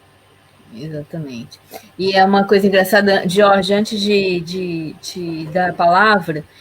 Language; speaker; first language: Portuguese; native; Portuguese